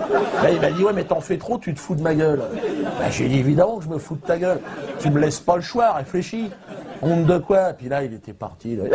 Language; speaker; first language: French; native; French